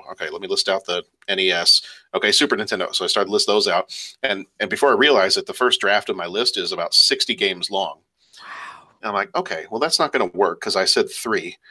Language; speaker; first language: English; native; English